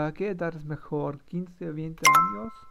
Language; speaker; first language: Spanish; non-native, learner; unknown